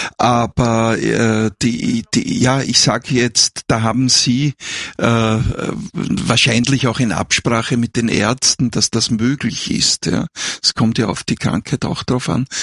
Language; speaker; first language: German; native; German